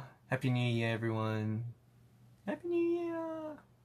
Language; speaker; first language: English; early bilingual, other home language; Korean